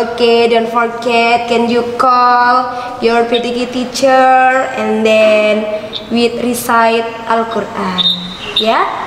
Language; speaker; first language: English; non-native, learner; Indonesian